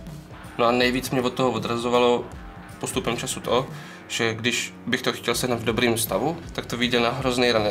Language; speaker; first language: Czech; native; Czech